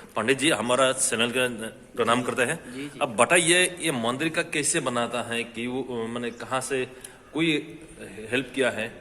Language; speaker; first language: Hindi; non-native, local second language; Assamese